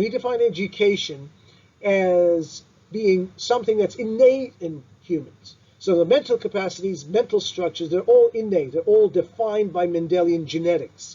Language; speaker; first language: English; non-native, fluent; Turkish